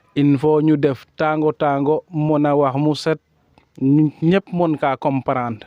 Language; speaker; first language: Wolof; non-native, local second language; Serer